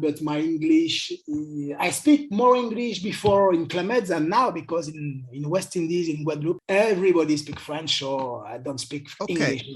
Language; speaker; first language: English; non-native, learner; French